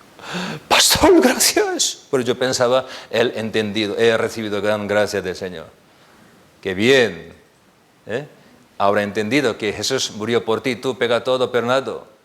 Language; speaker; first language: Spanish; non-native, learner; Korean